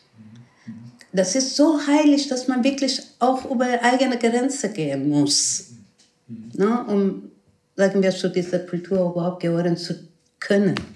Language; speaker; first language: German; non-native, fluent; Persian